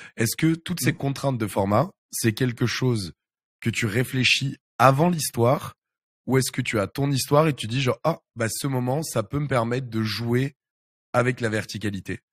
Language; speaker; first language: French; native; French